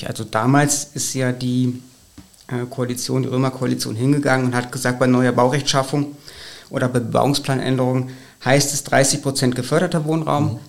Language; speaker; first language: German; native; German